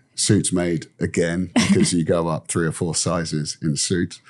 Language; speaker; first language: English; native; English